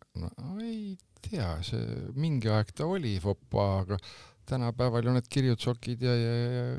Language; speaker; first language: Estonian; native; Estonian